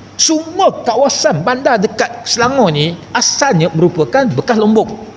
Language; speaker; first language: Malay; non-native, local second language; Chinese